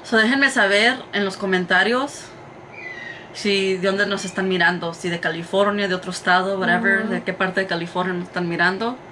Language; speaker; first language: Spanish; early bilingual, heritage; Spanish